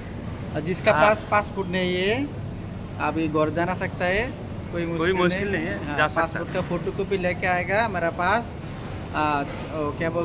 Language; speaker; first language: Hindi; non-native, learner; Bangla